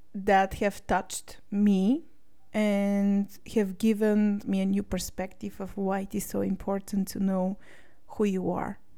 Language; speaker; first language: English; non-native, fluent; Bulgarian